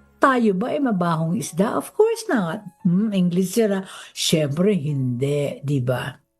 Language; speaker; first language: Filipino; native; Filipino